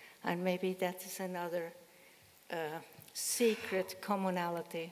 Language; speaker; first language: English; non-native, fluent; German